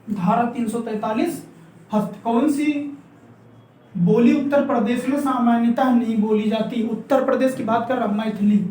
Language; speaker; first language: Hindi; native; Hindi